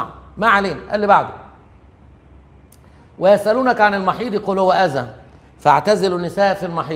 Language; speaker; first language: Arabic; native; Arabic